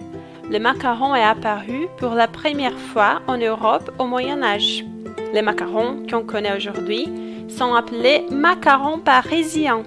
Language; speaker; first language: French; non-native, fluent; Portuguese